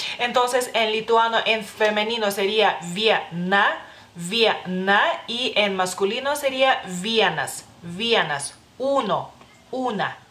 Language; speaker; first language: Spanish; non-native, fluent; Lithuanian